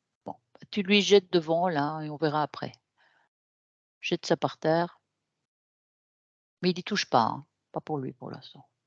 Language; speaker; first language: French; native; French